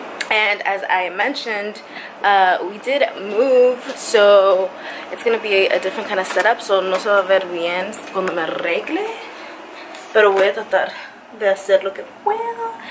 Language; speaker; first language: Spanish; early bilingual, heritage; Spanish